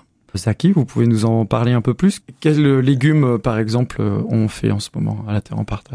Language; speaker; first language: French; native; French